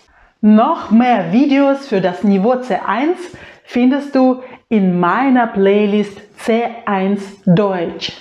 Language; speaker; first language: German; non-native, fluent; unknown